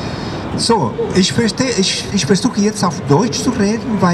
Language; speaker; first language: German; non-native, fluent; Spanish